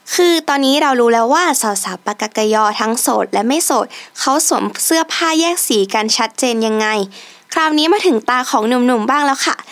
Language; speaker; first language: Thai; native; Thai